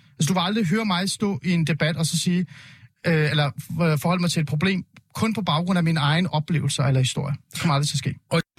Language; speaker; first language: Danish; early bilingual, other home language; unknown